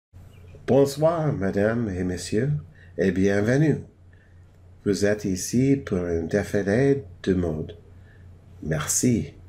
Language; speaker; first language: French; non-native, fluent; English